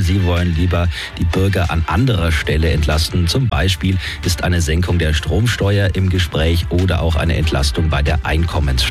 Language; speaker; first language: German; native; German